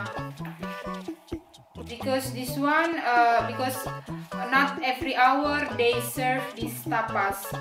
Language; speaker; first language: English; non-native, fluent; Indonesian